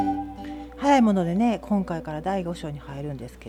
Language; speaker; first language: Japanese; native; Japanese